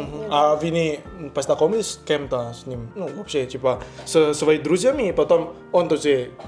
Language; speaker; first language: Russian; non-native, learner; Indonesian